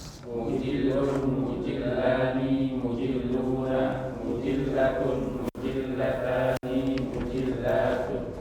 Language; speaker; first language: Arabic; non-native, learner; Indonesian